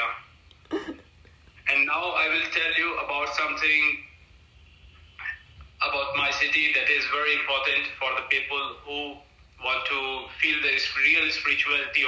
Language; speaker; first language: English; non-native, local second language; Hindi